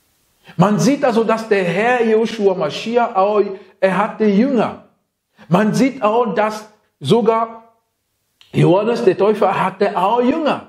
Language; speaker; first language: German; non-native, fluent; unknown